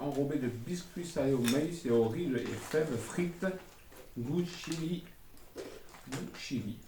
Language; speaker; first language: French; native; French